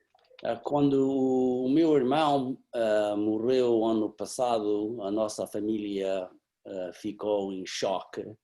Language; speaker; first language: Portuguese; early bilingual, heritage; English